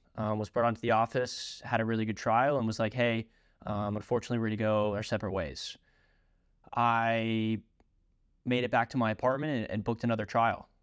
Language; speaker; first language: English; native; English